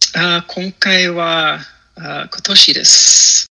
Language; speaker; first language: Japanese; non-native, learner; English